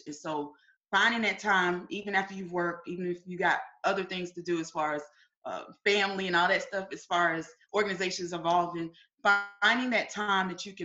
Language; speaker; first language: English; native; English